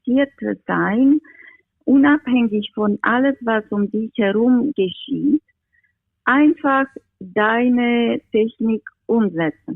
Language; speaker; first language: German; non-native, fluent; Romanian